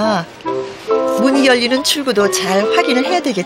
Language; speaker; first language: Korean; native; Korean